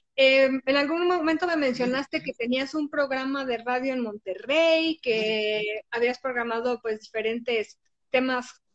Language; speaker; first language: Spanish; native; Spanish